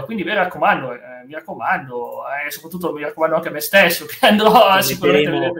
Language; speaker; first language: Italian; native; Italian